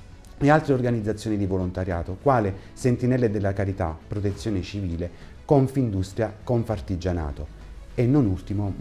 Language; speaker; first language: Italian; native; Italian